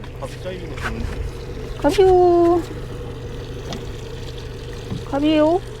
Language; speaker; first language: Korean; native; Korean